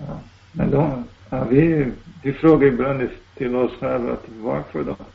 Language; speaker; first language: Swedish; non-native, learner; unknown